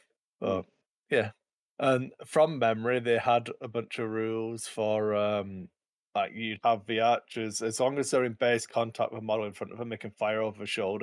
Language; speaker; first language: English; native; English